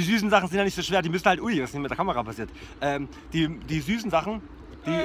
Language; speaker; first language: German; native; German